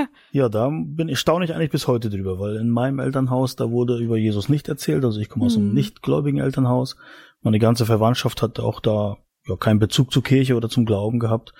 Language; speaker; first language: German; native; German